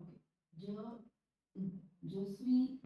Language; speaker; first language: French; non-native, learner; Hindi